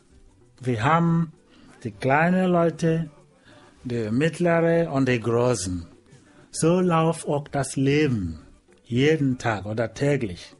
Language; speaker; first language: German; non-native, learner; Igbo